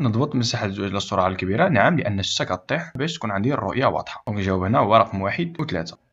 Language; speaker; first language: Arabic; native; Arabic